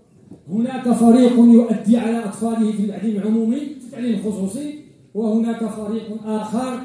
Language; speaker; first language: Arabic; native; Arabic